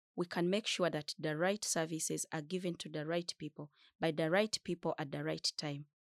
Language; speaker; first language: English; non-native, fluent; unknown